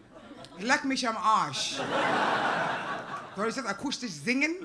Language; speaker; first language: German; non-native, fluent; English